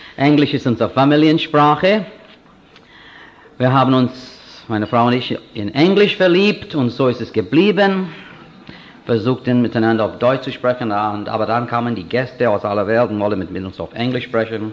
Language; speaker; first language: German; non-native, fluent; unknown